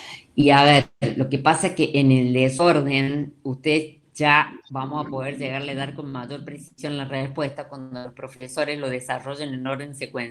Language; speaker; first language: Spanish; native; Spanish